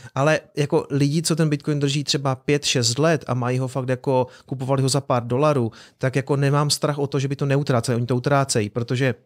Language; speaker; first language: Czech; native; Czech